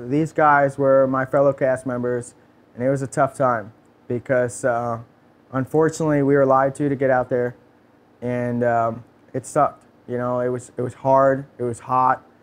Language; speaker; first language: English; native; English